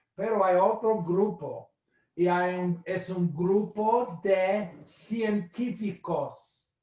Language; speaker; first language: Spanish; non-native, fluent; English